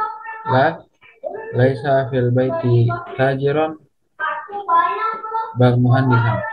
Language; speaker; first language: Arabic; non-native, learner; Indonesian